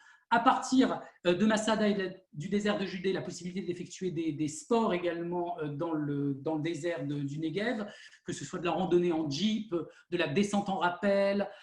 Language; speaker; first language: French; native; French